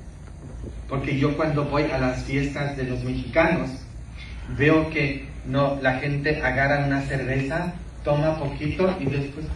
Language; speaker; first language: Spanish; non-native, fluent; English